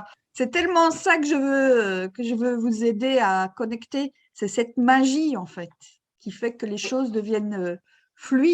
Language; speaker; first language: French; native; French